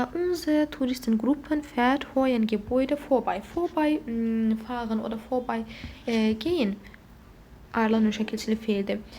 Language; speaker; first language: German; non-native, fluent; Azerbaijani